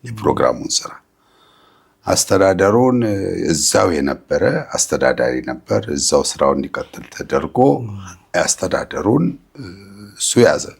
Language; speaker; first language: Amharic; non-native, local second language; Sebat Bet Gurage